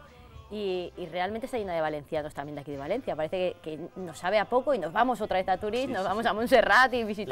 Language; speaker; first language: Spanish; native; Spanish